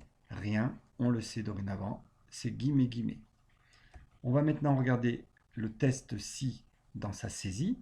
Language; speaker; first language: French; native; French